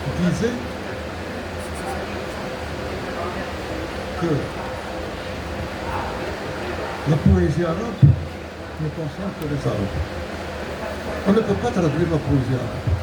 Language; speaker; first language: French; non-native, local second language; Arabic